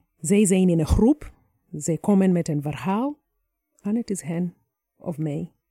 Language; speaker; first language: Dutch; non-native, fluent; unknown